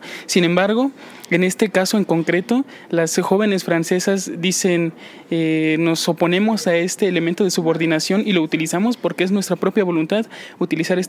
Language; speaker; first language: Spanish; native; Spanish